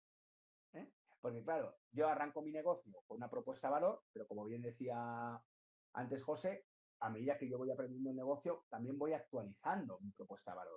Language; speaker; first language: Spanish; native; Spanish